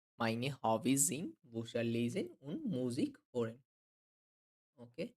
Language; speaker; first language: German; non-native, fluent; Bangla